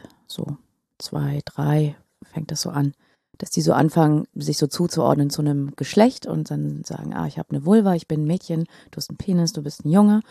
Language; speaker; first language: German; native; German